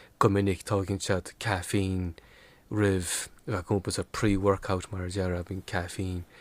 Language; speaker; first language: Irish; non-native, local second language; English